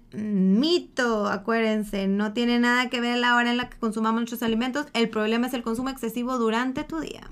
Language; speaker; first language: Spanish; native; Spanish